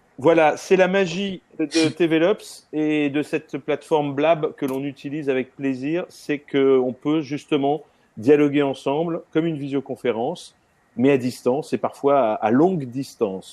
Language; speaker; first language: French; native; French